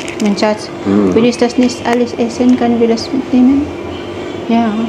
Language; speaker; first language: German; non-native, learner; Filipino